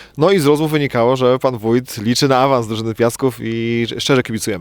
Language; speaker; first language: Polish; native; Polish